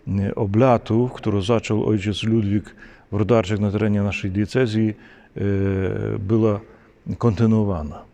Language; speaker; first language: Polish; non-native, fluent; Ukrainian